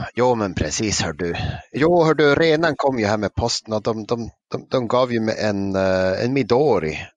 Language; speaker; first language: Swedish; native; Swedish